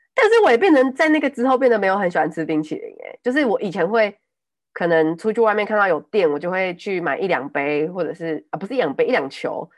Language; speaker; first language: Chinese; non-native, local second language; Min Nan Chinese